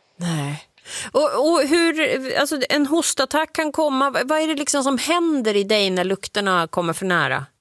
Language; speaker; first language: Swedish; native; Swedish